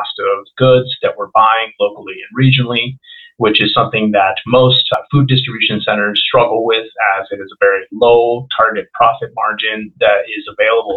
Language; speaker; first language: English; non-native, local second language; Spanish